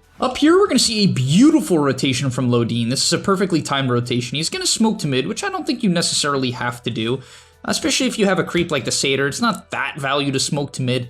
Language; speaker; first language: English; native; English